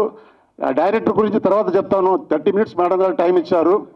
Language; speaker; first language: Telugu; native; Telugu